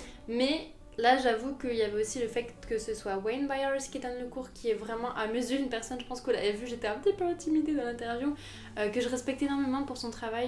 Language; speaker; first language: French; native; French